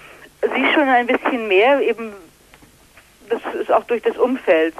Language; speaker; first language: German; native; German